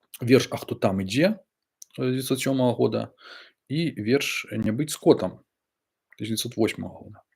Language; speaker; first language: Belarusian; non-native, local second language; Russian